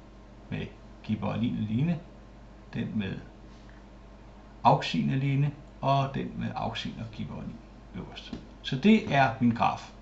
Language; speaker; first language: Danish; native; Danish